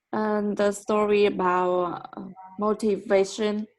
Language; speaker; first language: English; non-native, learner; Vietnamese